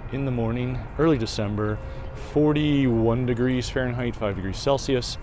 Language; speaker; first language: English; native; English